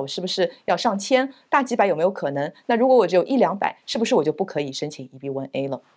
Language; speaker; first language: Chinese; native; Chinese